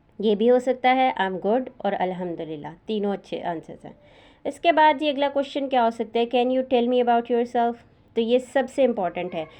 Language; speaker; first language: Urdu; native; Urdu